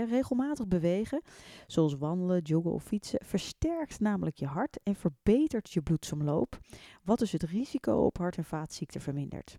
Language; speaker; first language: Dutch; native; Dutch